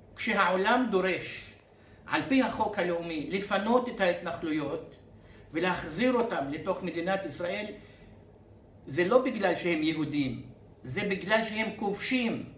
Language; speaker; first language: Hebrew; non-native, local second language; Arabic